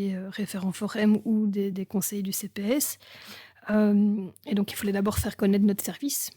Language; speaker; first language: French; native; French